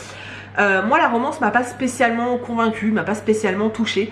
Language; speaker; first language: French; native; French